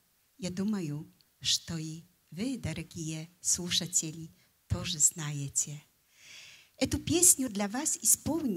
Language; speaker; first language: Russian; non-native, fluent; Polish